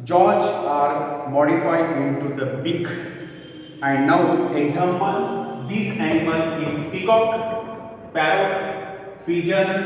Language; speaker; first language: English; non-native, local second language; Marathi